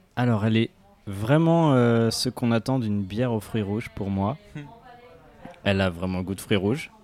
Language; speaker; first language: French; native; French